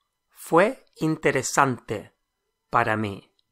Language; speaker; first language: Spanish; non-native, fluent; English